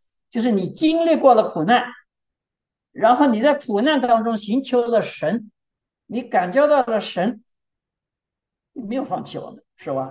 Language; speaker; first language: Chinese; native; Chinese